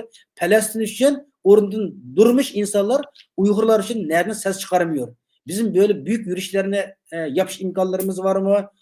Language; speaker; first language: Turkish; non-native, learner; Uyghur